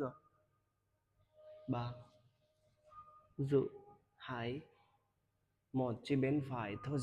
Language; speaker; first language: Vietnamese; non-native, learner; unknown